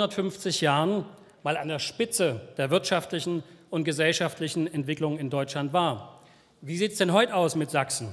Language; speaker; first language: German; native; German